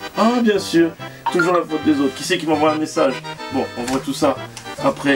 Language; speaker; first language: French; native; French